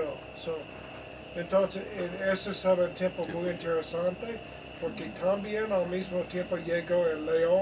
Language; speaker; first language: Spanish; non-native, learner; English